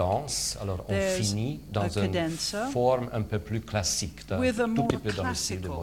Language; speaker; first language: French; non-native, fluent; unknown